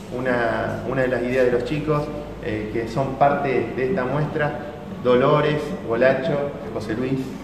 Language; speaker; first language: Spanish; native; Spanish